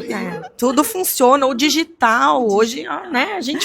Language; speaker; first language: Portuguese; native; Portuguese